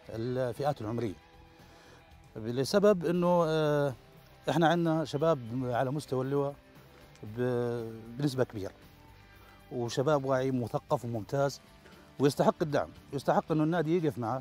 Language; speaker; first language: Arabic; native; Arabic